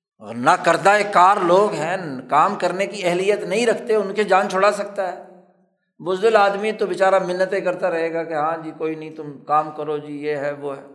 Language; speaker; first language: Urdu; non-native, local second language; Punjabi